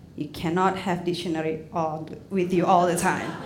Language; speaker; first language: English; non-native, fluent; Indonesian